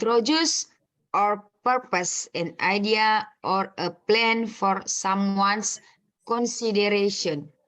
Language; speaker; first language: English; non-native, learner; Indonesian